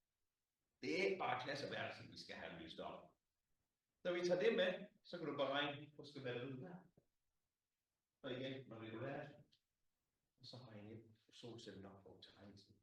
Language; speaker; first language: Danish; native; Danish